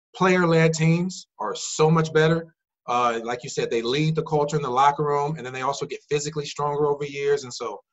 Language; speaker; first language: English; native; English